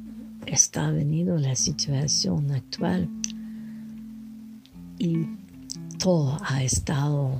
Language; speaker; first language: Spanish; non-native, learner; French